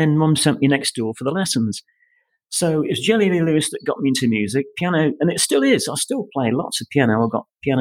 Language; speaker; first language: English; native; English